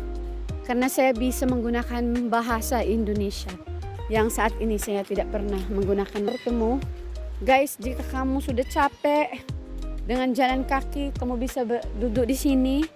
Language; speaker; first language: Indonesian; non-native, fluent; Filipino